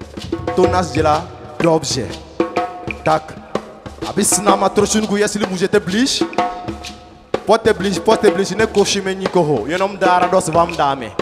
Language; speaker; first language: Czech; non-native, learner; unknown